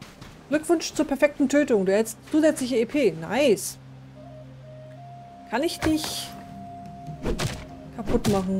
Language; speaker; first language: German; native; German